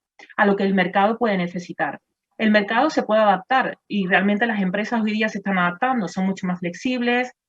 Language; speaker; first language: Spanish; native; Spanish